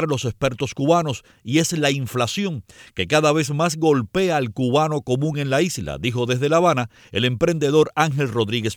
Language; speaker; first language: Spanish; native; Spanish